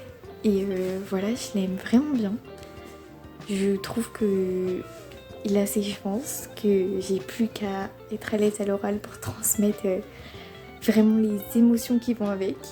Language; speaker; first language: French; native; French